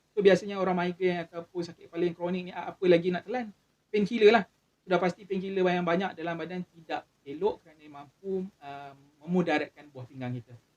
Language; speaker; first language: Malay; native; Malay